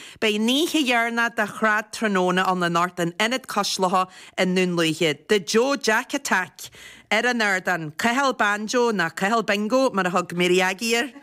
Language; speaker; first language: Irish; native; Irish